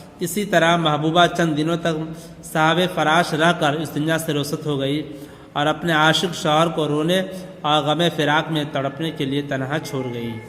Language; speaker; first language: Urdu; native; Urdu